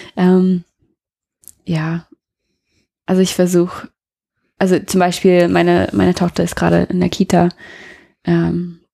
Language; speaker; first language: German; non-native, fluent; English